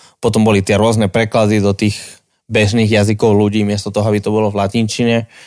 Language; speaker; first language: Slovak; non-native, fluent; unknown